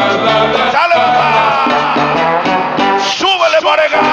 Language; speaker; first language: Spanish; native; Spanish